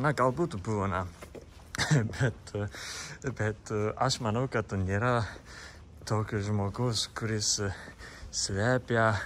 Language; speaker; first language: Lithuanian; non-native, fluent; Japanese